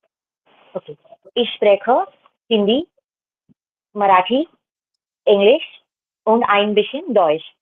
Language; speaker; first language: German; non-native, learner; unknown